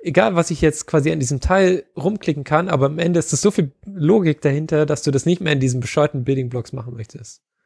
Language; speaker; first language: German; native; German